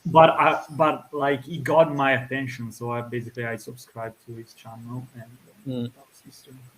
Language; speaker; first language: English; non-native, fluent; Italian